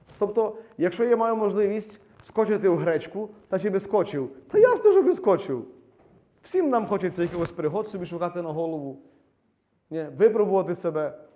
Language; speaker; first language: Ukrainian; native; Ukrainian